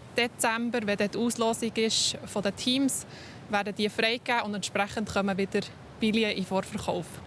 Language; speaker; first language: German; native; German